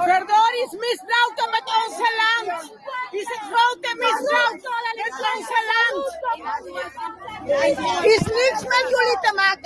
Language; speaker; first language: Dutch; non-native, learner; Spanish